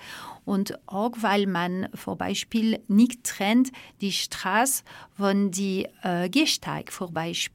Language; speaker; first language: German; non-native, fluent; French